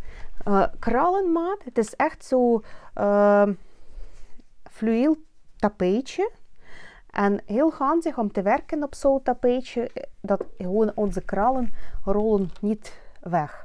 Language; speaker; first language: Dutch; non-native, learner; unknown